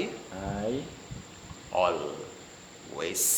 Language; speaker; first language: English; non-native, fluent; Indonesian